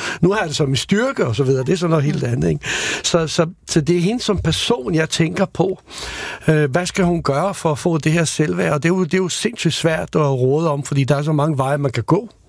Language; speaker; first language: Danish; early bilingual, other home language; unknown